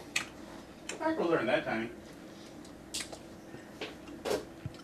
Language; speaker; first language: English; native; English